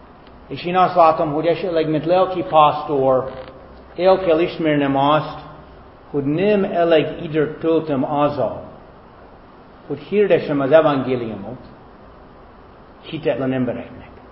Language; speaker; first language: Hungarian; non-native, fluent; English